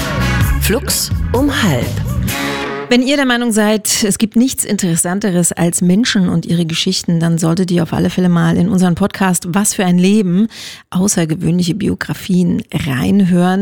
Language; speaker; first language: German; native; German